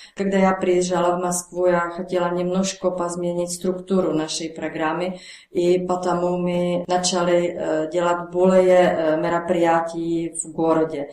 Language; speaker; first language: Russian; non-native, learner; Czech